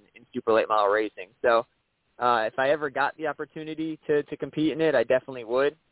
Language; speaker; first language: English; native; English